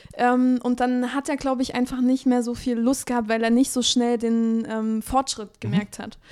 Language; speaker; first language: German; native; German